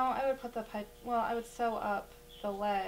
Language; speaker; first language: English; native; English